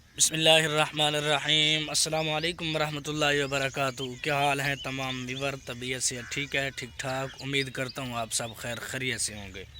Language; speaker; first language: Urdu; non-native, local second language; Saraiki